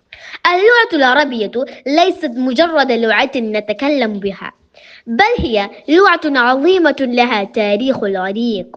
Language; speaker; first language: Arabic; non-native, learner; Malayalam